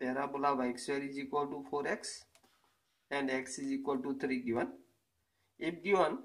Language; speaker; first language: English; non-native, local second language; Gujarati